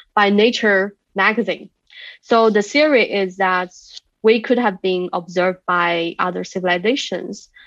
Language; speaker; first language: English; non-native, fluent; Chinese